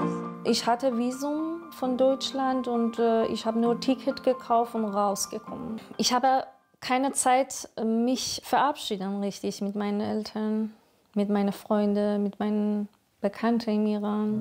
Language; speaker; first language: German; non-native, learner; Persian